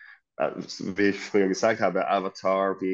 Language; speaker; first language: German; non-native, fluent; Swedish